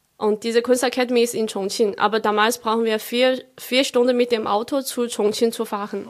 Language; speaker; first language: German; non-native, fluent; Chinese